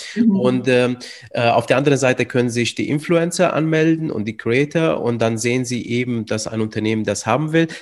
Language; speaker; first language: German; early bilingual, other home language; Romanian